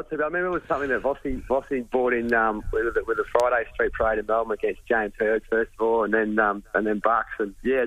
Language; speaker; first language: English; native; English